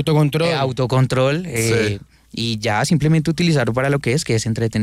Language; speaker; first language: Spanish; native; Spanish